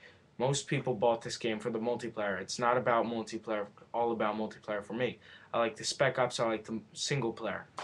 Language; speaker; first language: English; native; English